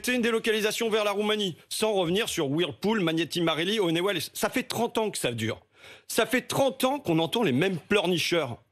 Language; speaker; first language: French; native; French